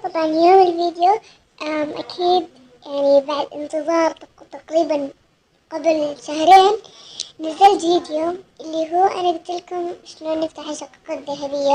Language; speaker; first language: Arabic; native; Arabic